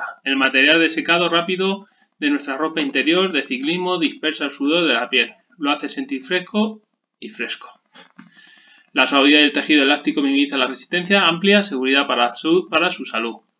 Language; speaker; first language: Spanish; native; Spanish